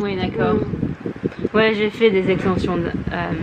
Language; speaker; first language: French; non-native, fluent; English